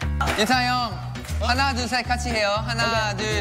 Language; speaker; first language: Korean; non-native, fluent; Thai